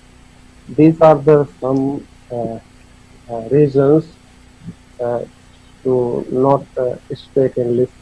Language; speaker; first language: English; non-native, learner; Hindi